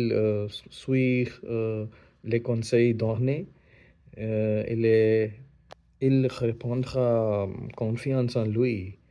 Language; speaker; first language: French; non-native, learner; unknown